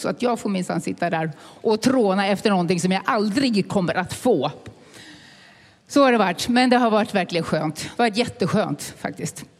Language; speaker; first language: Swedish; native; Swedish